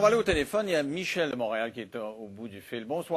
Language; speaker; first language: French; native; French